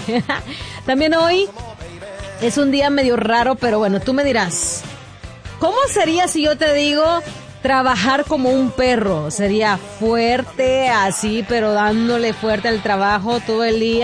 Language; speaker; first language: Spanish; native; Spanish